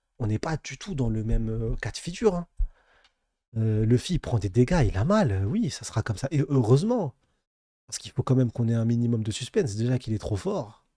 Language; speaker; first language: French; native; French